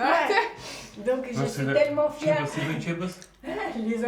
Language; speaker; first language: French; early bilingual, other home language; Albanian